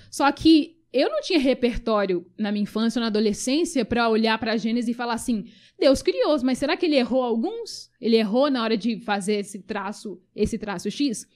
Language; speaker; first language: Portuguese; early bilingual, other home language; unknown